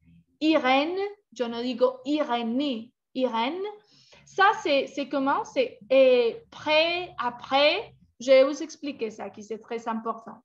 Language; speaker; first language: French; non-native, fluent; Spanish